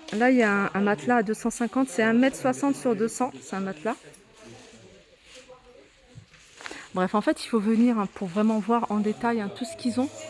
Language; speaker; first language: French; native; French